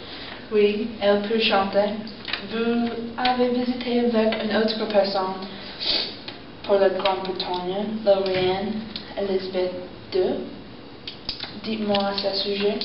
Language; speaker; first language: French; non-native, learner; English